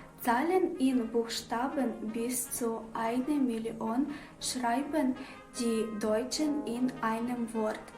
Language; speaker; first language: German; non-native, learner; Ukrainian